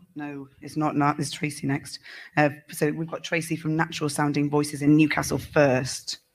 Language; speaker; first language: English; native; English